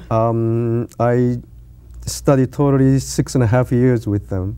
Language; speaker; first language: English; non-native, learner; Japanese